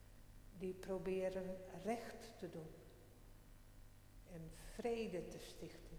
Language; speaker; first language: Dutch; non-native, local second language; Western Frisian